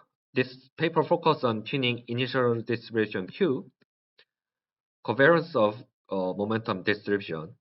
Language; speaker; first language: English; non-native, learner; Korean